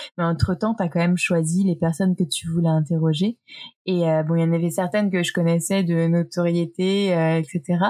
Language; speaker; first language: French; native; French